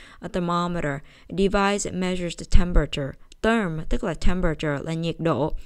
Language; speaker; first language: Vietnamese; early bilingual, heritage; Vietnamese